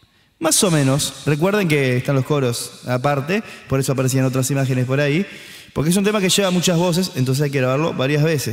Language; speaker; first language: Spanish; native; Spanish